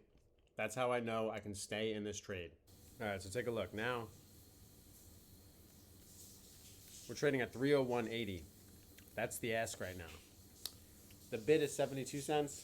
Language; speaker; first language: English; native; English